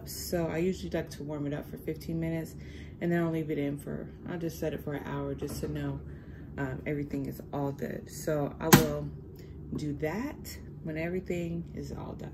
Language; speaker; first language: English; native; English